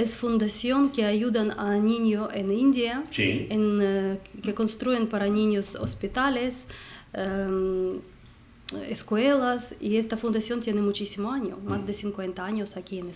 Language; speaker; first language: Spanish; non-native, learner; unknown